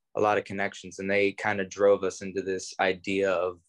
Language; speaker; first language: English; native; English